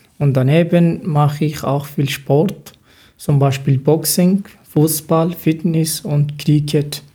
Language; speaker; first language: German; non-native, learner; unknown